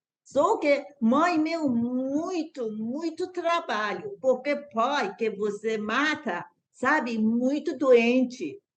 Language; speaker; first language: Portuguese; non-native, learner; Persian